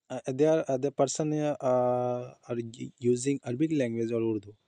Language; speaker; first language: English; non-native, learner; Hindi